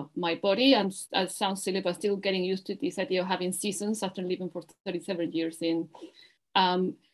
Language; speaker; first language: English; non-native, fluent; Spanish